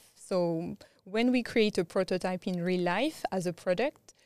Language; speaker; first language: English; non-native, fluent; French